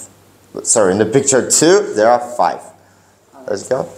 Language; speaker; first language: English; non-native, learner; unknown